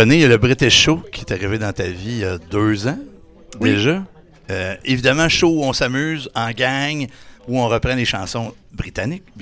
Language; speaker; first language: French; native; French